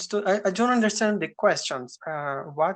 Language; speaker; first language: English; non-native, learner; Portuguese